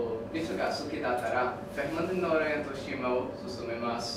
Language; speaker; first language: Japanese; non-native, learner; Portuguese